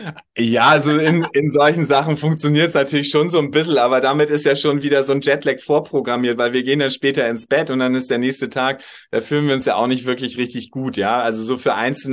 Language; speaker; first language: German; native; German